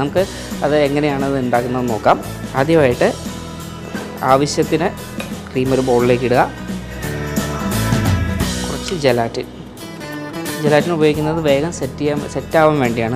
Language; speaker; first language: Malayalam; native; Malayalam